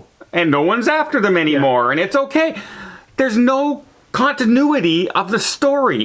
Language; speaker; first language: English; native; English